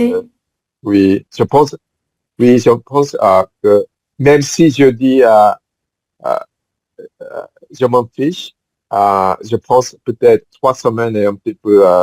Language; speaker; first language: French; non-native, fluent; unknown